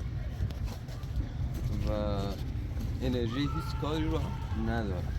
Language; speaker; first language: Persian; native; Persian